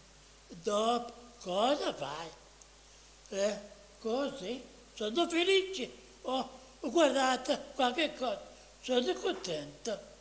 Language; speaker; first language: Italian; non-native, fluent; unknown